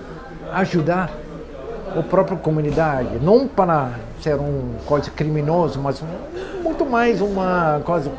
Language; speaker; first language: Portuguese; non-native, fluent; Dutch